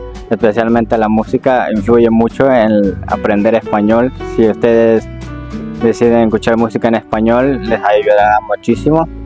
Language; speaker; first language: Spanish; early bilingual, heritage; Spanish